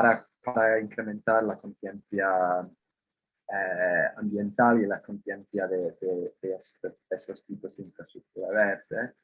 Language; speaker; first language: Spanish; non-native, fluent; English